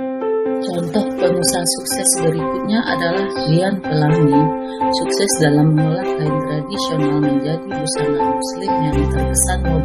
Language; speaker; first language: Indonesian; native; Indonesian